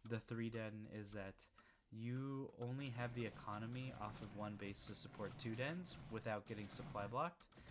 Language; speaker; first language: English; native; English